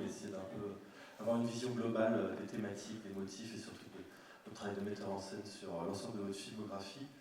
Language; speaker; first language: French; native; French